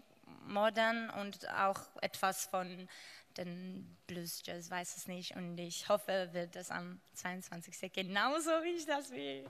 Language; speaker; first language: German; non-native, fluent; Georgian